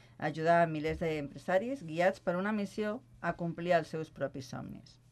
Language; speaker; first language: Catalan; non-native, local second language; Spanish